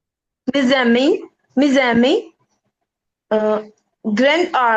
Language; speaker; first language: French; non-native, learner; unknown